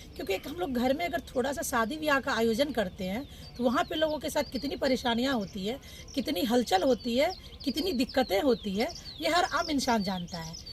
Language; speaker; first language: Hindi; native; Hindi